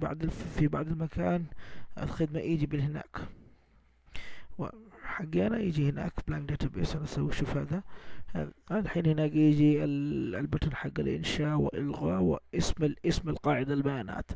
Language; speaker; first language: Arabic; non-native, learner; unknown